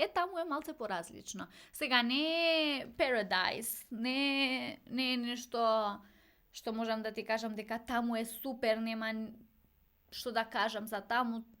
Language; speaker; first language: Macedonian; non-native, local second language; Albanian